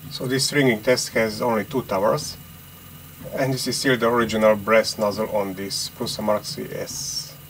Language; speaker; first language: English; non-native, fluent; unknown